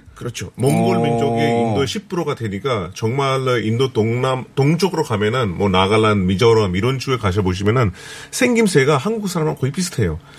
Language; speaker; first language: Korean; non-native, fluent; Hindi